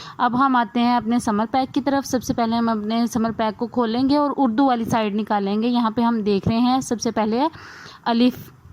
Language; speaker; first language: Urdu; non-native, local second language; Punjabi